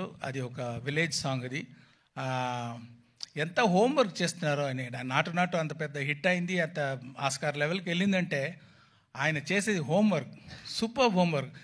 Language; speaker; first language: Telugu; non-native, local second language; Tamil